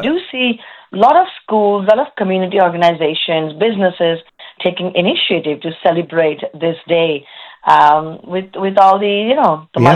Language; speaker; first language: English; non-native, local second language; Bangla